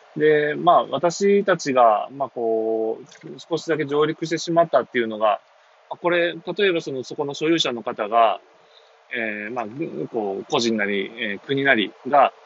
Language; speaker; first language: Japanese; native; Japanese